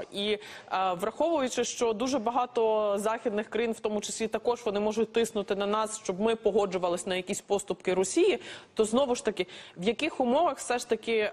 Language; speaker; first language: Ukrainian; native; Ukrainian